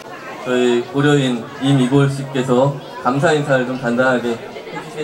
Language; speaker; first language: Korean; native; Korean